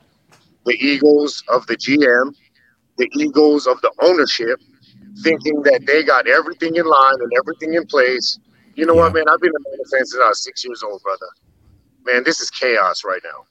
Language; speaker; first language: English; native; English